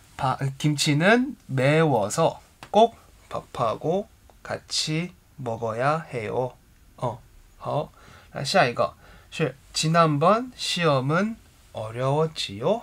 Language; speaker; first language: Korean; non-native, fluent; Chinese